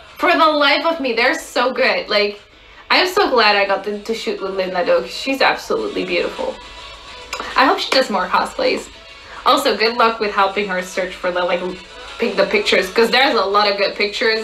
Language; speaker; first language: English; non-native, fluent; Dutch